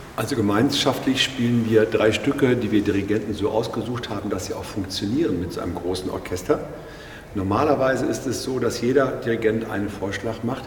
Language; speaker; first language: German; native; German